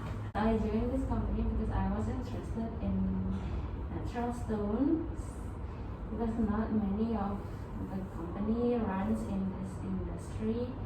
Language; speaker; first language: English; non-native, fluent; Indonesian